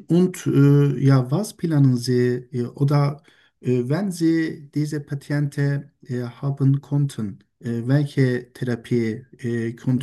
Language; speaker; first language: German; non-native, learner; Turkish